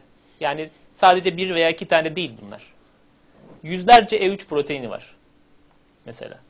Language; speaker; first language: Turkish; native; Turkish